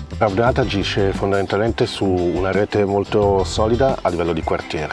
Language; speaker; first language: Italian; native; Italian